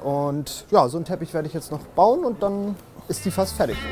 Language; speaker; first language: German; native; German